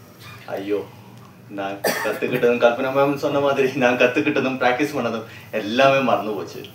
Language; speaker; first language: Tamil; non-native, fluent; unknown